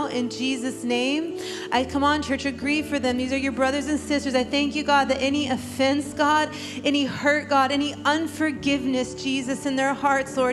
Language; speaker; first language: English; native; English